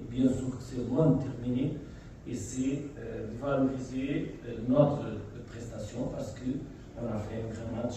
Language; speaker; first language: French; non-native, learner; Portuguese